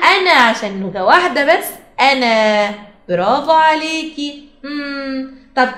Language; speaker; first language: Arabic; native; Arabic